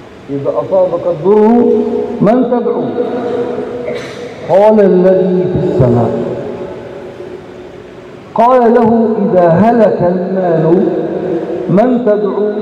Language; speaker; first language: Arabic; native; Arabic